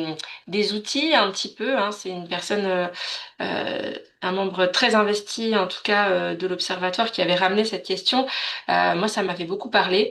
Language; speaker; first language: French; native; French